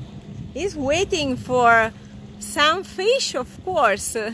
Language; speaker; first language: English; non-native, learner; Italian